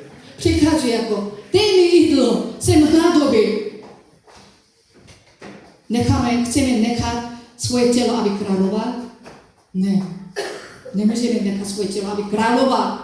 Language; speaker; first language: Czech; non-native, fluent; Korean